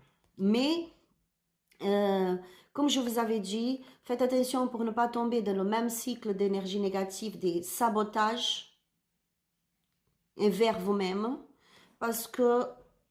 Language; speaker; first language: French; non-native, learner; Spanish